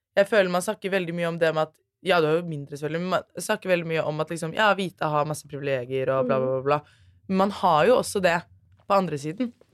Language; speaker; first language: Norwegian; native; Norwegian